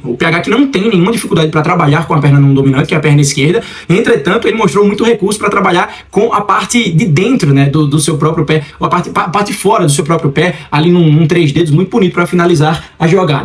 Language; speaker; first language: Portuguese; native; Portuguese